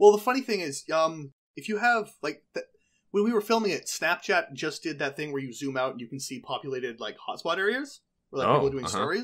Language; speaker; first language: English; native; English